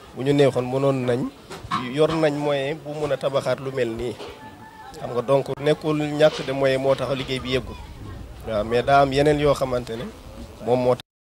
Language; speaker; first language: Wolof; non-native, local second language; Fula